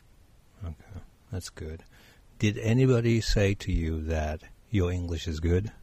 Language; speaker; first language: English; non-native, fluent; Japanese